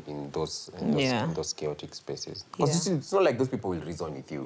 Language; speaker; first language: English; non-native, local second language; Swahili